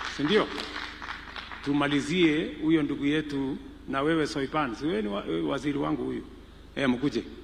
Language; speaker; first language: Swahili; non-native, local second language; Kalenjin